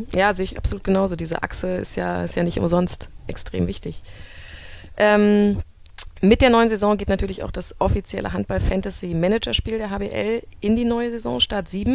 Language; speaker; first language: German; native; German